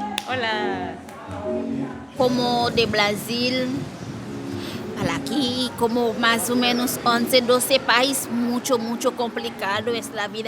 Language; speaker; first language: Spanish; non-native, local second language; Haitian Creole